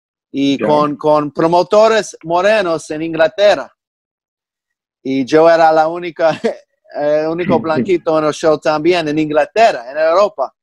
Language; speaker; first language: Spanish; non-native, fluent; English